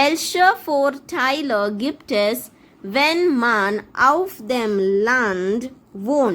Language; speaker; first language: German; non-native, fluent; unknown